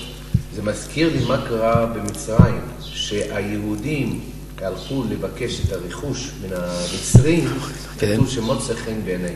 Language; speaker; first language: Hebrew; non-native, fluent; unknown